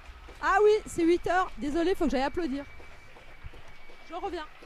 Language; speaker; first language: French; native; French